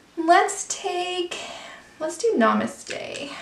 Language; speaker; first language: English; native; English